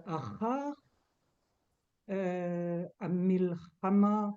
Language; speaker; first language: Hebrew; non-native, learner; French